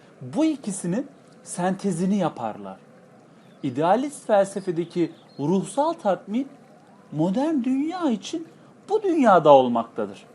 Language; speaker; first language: Turkish; native; Turkish